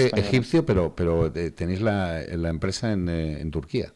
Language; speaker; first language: Spanish; native; Spanish